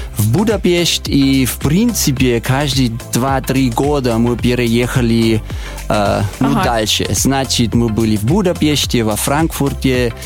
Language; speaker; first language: Russian; non-native, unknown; German